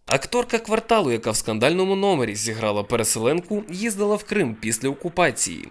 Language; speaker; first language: Ukrainian; native; Ukrainian